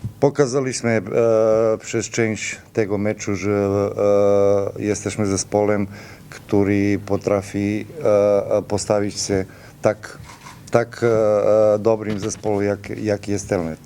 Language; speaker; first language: Polish; non-native, learner; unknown